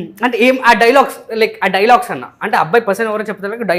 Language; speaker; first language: Telugu; native; Telugu